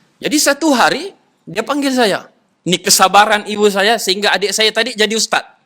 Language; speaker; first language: Malay; non-native, local second language; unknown